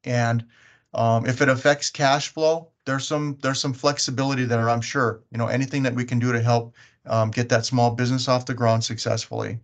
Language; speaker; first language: English; native; English